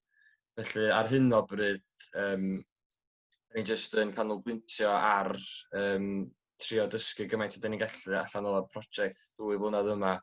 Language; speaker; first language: Welsh; native; Welsh